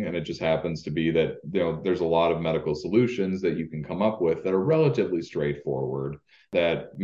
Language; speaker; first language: English; native; English